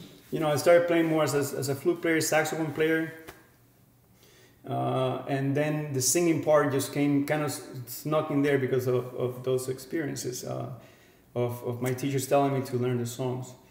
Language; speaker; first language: English; non-native, fluent; Spanish